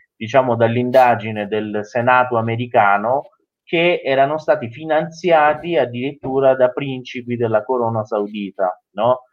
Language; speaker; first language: Italian; non-native, fluent; Persian